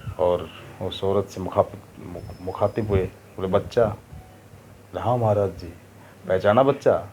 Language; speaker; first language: Hindi; native; Hindi